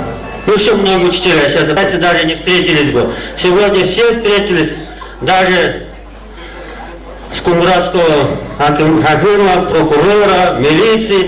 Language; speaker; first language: Russian; non-native, local second language; Kara-Kalpak